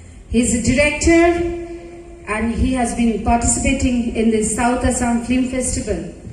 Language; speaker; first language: English; non-native, local second language; Bangla